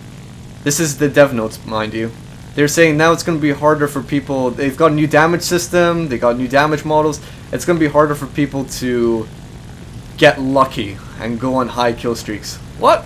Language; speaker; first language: English; native; English